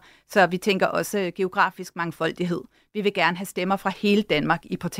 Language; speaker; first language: Danish; native; Danish